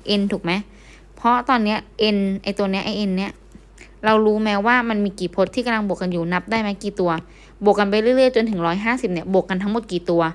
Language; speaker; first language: Thai; native; Thai